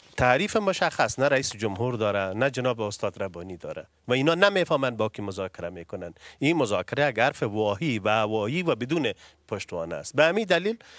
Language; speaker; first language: Persian; native; Persian